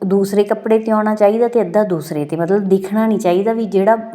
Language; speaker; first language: Punjabi; native; Punjabi